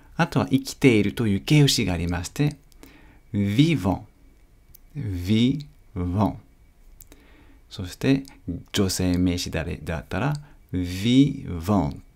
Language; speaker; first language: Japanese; non-native, fluent; French